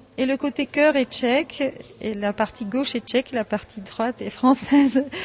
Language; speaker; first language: French; early bilingual, heritage; French